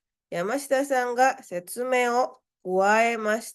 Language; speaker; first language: Japanese; non-native, fluent; Indonesian